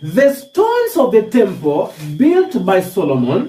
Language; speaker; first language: English; non-native, local second language; Swahili